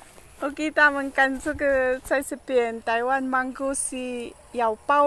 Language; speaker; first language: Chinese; non-native, learner; Filipino